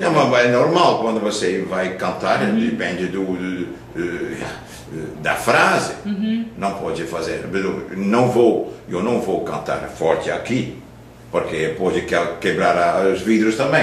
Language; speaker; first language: Portuguese; non-native, fluent; Dutch